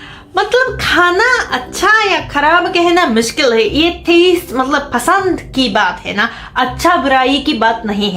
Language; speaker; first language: Hindi; non-native, fluent; Japanese